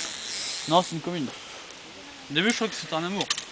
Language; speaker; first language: French; native; French